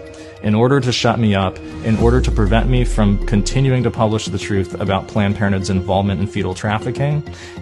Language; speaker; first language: English; native; English